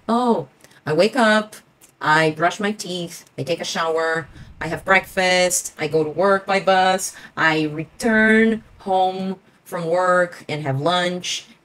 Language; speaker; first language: English; non-native, fluent; Portuguese